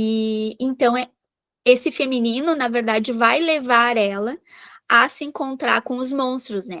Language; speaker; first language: Portuguese; native; Portuguese